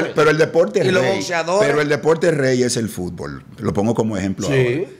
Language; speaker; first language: Spanish; native; Spanish